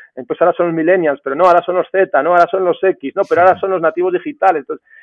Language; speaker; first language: Spanish; native; Spanish